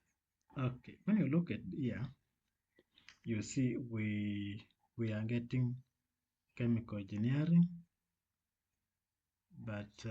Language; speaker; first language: English; non-native, fluent; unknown